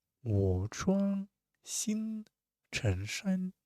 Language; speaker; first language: Chinese; non-native, fluent; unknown